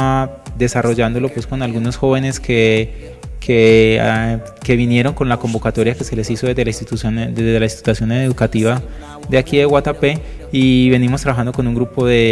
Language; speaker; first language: Spanish; native; Spanish